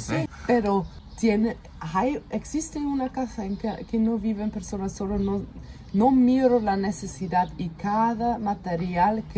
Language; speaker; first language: Spanish; non-native, fluent; German